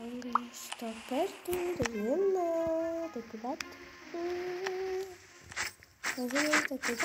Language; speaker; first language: Portuguese; early bilingual, heritage; Portuguese